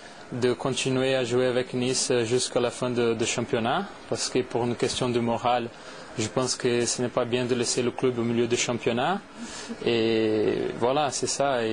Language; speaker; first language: French; non-native, fluent; Portuguese